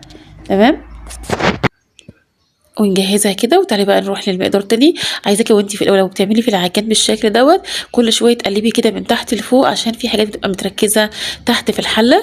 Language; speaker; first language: Arabic; native; Arabic